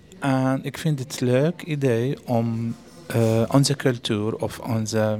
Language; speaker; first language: Dutch; non-native, learner; Arabic